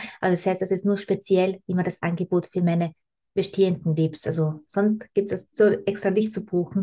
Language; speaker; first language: German; native; German